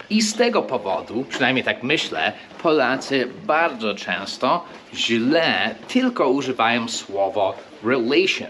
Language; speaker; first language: Polish; non-native, fluent; English